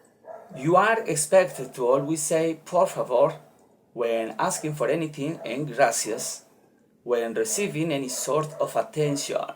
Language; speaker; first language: English; non-native, learner; Spanish